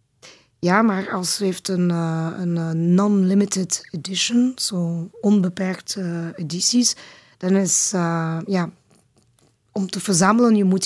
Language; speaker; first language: Dutch; non-native, learner; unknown